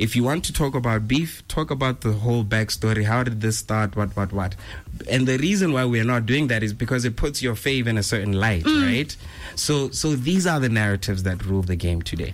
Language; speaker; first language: English; non-native, local second language; Tswana